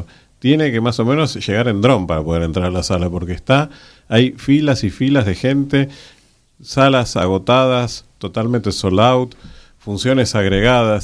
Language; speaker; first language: Spanish; native; Spanish